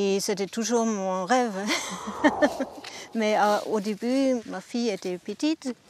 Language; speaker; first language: French; non-native, learner; German